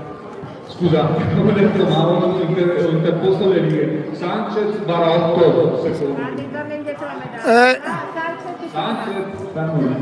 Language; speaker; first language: Italian; native; Italian